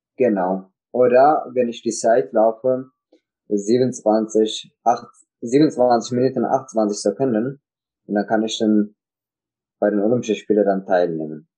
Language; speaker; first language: German; non-native, learner; Tigrinya